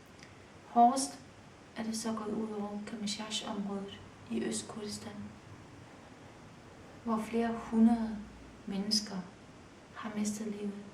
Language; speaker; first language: Danish; early bilingual, other home language; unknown